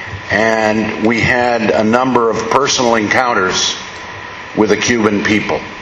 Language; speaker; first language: English; early bilingual, other home language; Spanish